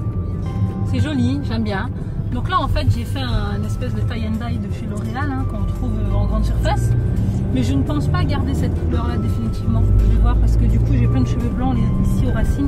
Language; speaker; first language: French; native; French